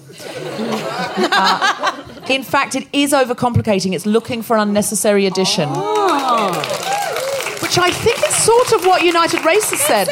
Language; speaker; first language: English; native; English